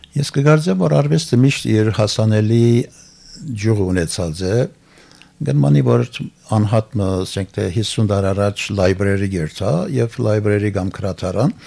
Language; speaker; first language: Armenian; early bilingual, heritage; Armenian